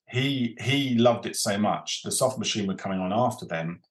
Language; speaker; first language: English; native; English